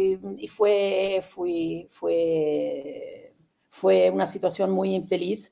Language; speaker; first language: Spanish; non-native, learner; Italian